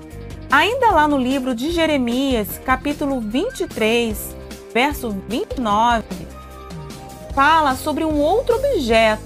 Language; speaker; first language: Portuguese; native; Portuguese